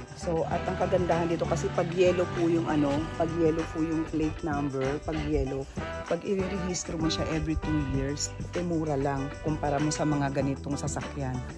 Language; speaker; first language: Filipino; native; Filipino